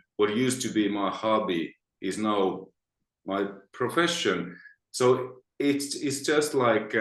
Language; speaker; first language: English; non-native, fluent; Finnish